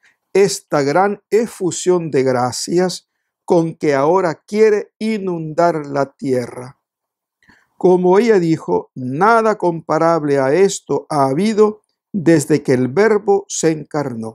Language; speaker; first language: Spanish; native; Spanish